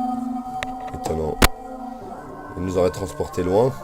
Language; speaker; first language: French; native; French